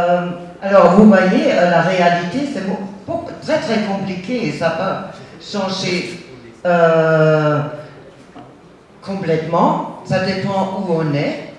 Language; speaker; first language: French; non-native, fluent; German